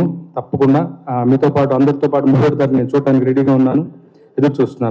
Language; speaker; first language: Telugu; native; Telugu